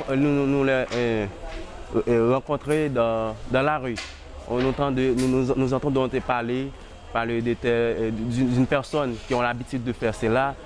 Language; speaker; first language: French; non-native, local second language; Haitian Creole